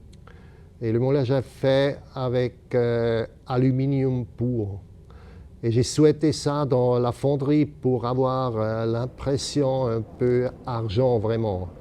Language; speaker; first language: French; non-native, fluent; German